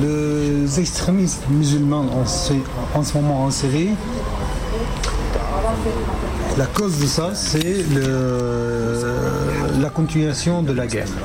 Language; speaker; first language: French; non-native, fluent; Arabic